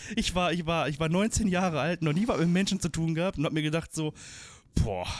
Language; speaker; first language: German; early bilingual, other home language; Turkish